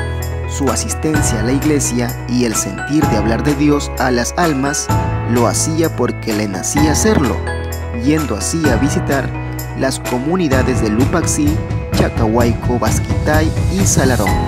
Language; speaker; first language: Spanish; native; Spanish